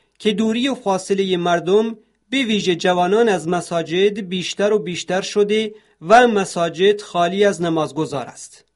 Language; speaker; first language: Persian; non-native, local second language; Central Kurdish